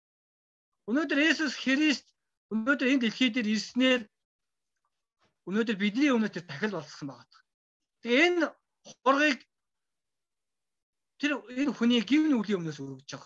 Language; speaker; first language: Mongolian; non-native, fluent; Korean